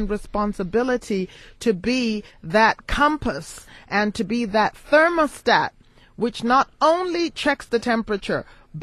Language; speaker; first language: English; native; English